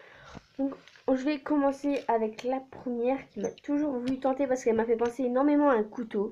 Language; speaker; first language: French; native; French